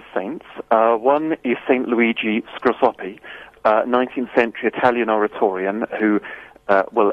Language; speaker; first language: English; native; English